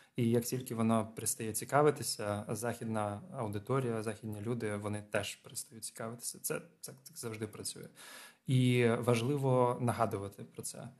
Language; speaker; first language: Ukrainian; non-native, local second language; Russian